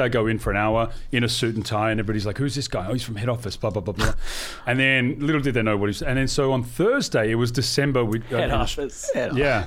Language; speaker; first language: English; native; English